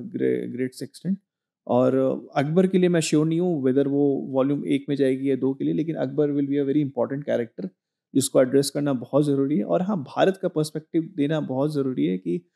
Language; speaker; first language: Hindi; native; Hindi